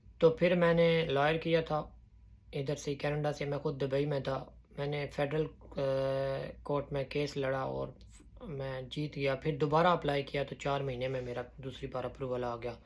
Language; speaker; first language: Urdu; non-native, local second language; Punjabi